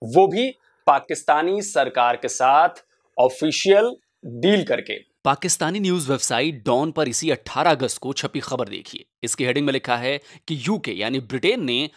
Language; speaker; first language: Hindi; native; Hindi